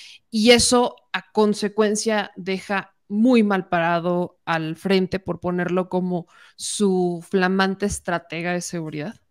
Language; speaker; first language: Spanish; native; Spanish